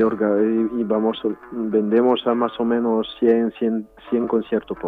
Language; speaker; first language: Spanish; early bilingual, heritage; French